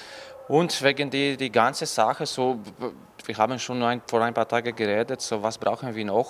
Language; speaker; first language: German; non-native, learner; Polish